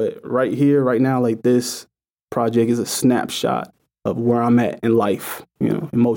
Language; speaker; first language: English; native; English